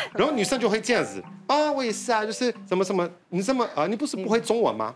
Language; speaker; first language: Chinese; non-native, fluent; Portuguese